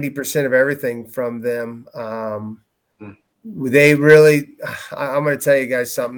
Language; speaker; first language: English; native; English